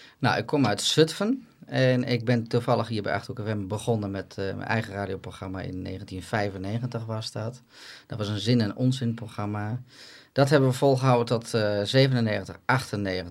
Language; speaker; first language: Dutch; native; Dutch